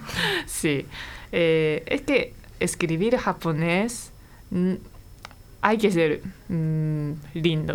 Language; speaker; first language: Spanish; non-native, fluent; Japanese